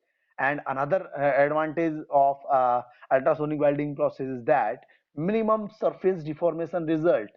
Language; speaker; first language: English; non-native, local second language; Hindi